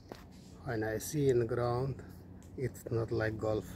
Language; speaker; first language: English; non-native, learner; Nepali